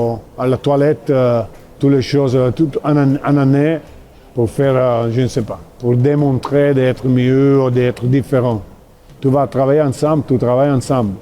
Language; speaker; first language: French; non-native, fluent; Italian